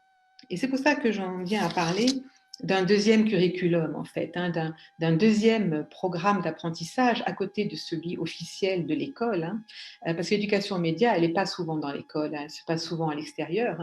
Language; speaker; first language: French; native; French